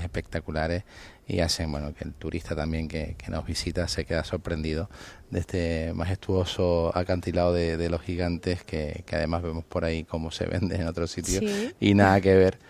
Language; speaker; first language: Spanish; native; Spanish